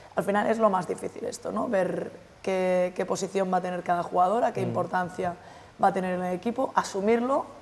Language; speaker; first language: Spanish; native; Spanish